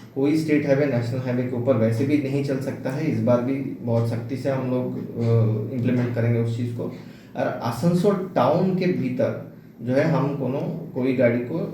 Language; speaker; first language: Hindi; non-native, local second language; Bangla